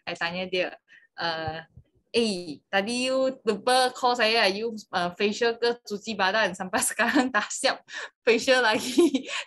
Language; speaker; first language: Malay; non-native, local second language; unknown